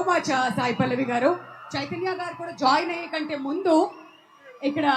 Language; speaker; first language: Telugu; native; Telugu